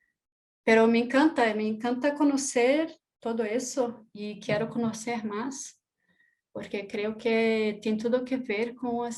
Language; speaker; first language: Spanish; non-native, learner; Portuguese